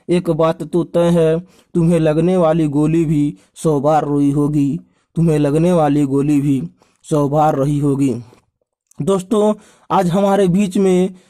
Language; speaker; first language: Hindi; native; Hindi